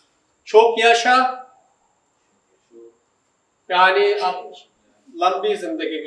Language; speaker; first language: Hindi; non-native, local second language; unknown